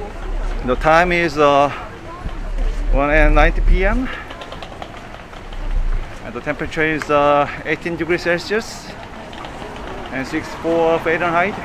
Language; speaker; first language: English; non-native, fluent; Korean